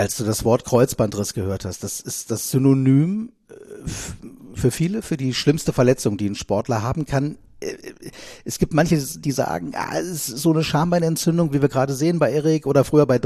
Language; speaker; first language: German; native; German